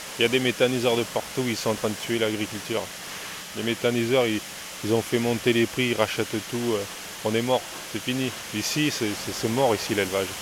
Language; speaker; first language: French; native; French